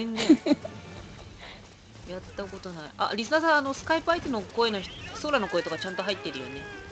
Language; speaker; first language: Japanese; native; Japanese